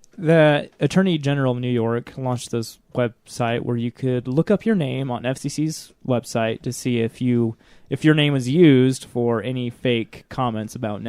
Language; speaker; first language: English; native; English